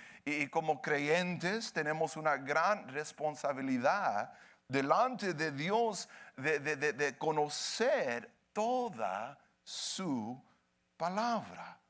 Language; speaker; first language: Spanish; early bilingual, heritage; Spanish